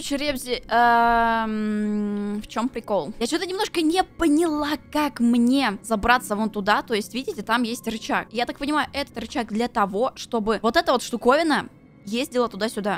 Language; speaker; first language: Russian; native; Russian